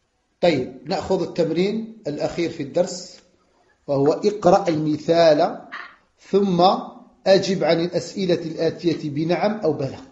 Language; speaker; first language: Arabic; non-native, fluent; French